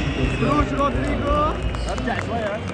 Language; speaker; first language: Arabic; native; Arabic